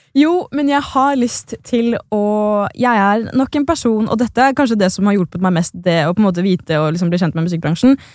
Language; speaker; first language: Norwegian; native; Norwegian